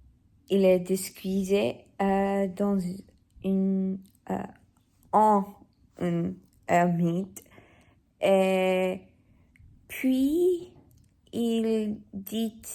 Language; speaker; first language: French; non-native, learner; English